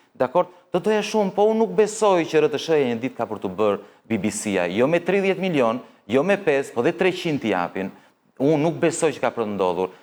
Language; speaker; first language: Albanian; early bilingual, heritage; Albanian